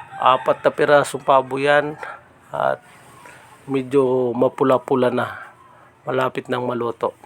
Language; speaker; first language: Filipino; non-native, local second language; Cebuano